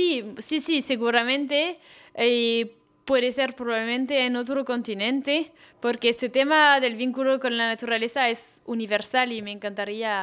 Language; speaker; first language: Spanish; non-native, fluent; French